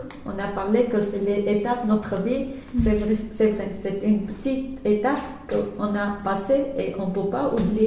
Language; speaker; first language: French; non-native, learner; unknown